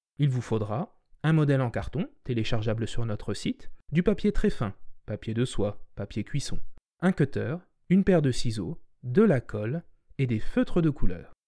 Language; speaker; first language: French; native; French